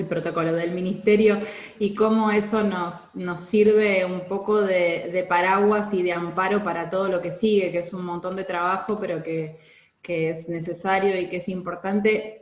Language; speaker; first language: Spanish; native; Spanish